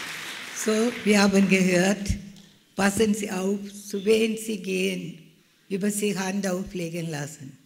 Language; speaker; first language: German; non-native, fluent; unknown